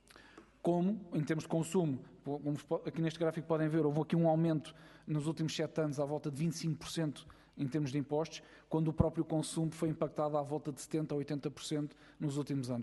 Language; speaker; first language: Portuguese; native; Portuguese